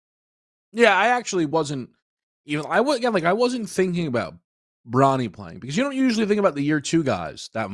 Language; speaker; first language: English; native; English